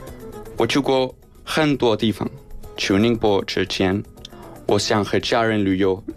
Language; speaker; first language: Chinese; non-native, fluent; Spanish